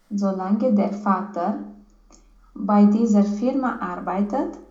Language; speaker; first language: German; non-native, learner; Romanian